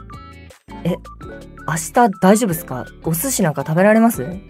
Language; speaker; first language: Japanese; native; Japanese